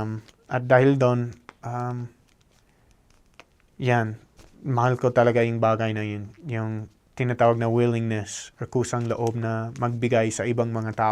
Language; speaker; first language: Filipino; non-native, fluent; English